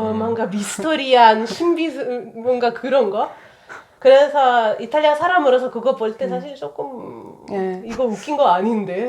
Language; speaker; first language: Korean; non-native, fluent; Italian